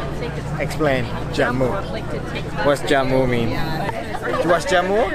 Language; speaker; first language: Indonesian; non-native, learner; Vietnamese